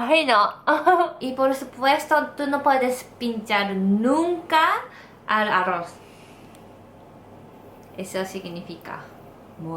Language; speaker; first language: Spanish; non-native, learner; Japanese